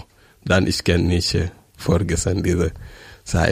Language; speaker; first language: German; non-native, learner; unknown